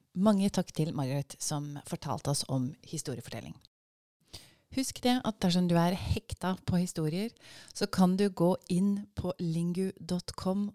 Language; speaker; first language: Norwegian; native; Norwegian